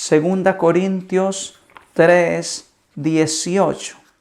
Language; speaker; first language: Spanish; native; Spanish